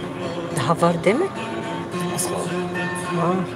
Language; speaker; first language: Turkish; non-native, learner; Kurdish